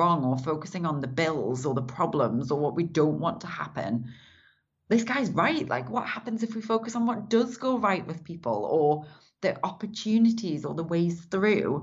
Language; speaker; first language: English; native; English